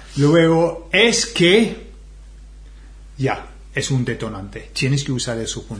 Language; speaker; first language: Spanish; non-native, fluent; English